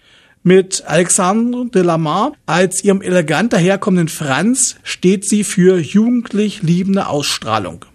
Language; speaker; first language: German; native; German